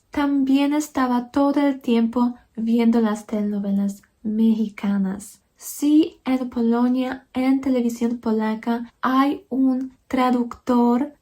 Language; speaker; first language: Spanish; non-native, fluent; Polish